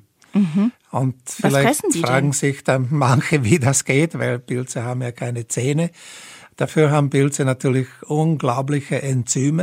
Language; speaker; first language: German; native; German